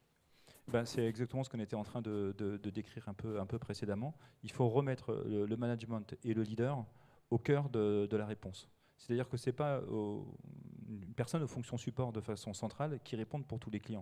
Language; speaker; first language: French; native; French